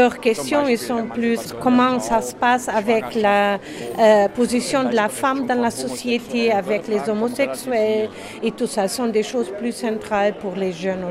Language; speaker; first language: French; non-native, learner; German